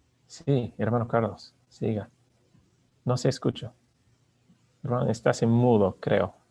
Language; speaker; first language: Spanish; non-native, learner; English